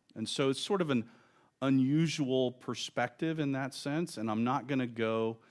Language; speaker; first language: English; native; English